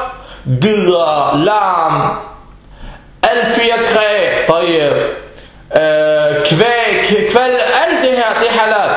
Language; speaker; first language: Danish; non-native, fluent; Arabic